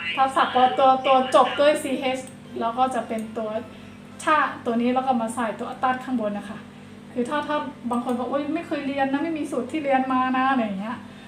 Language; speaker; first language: Thai; non-native, fluent; Burmese